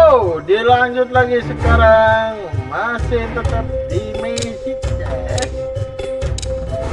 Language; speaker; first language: Indonesian; native; Indonesian